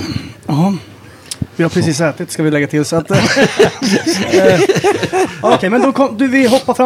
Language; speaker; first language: Swedish; native; Swedish